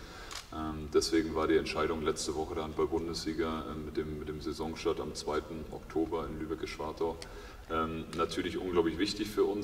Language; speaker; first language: German; native; German